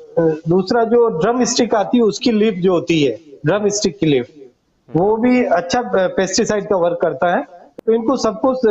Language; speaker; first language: Hindi; non-native, local second language; Gujarati